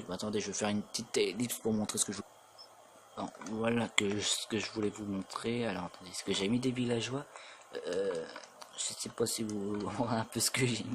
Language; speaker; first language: French; native; French